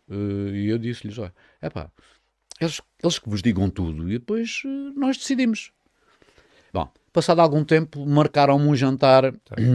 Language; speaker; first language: Portuguese; native; Portuguese